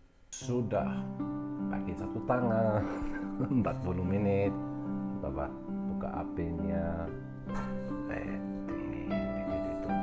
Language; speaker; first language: Indonesian; non-native, learner; Arabic